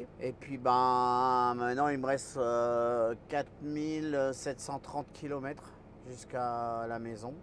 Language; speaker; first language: French; native; French